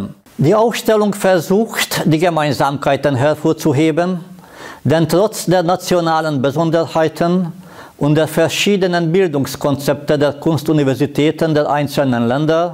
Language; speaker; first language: German; non-native, fluent; Hungarian